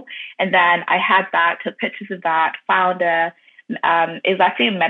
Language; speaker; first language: English; native; English